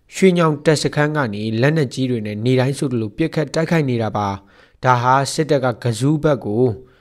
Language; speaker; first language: Burmese; non-native, local second language; Kachin